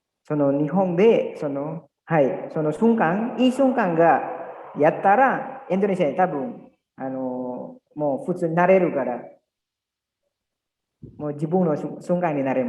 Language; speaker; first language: Japanese; non-native, learner; Indonesian